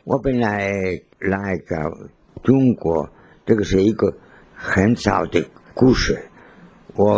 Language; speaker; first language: Chinese; non-native, learner; Spanish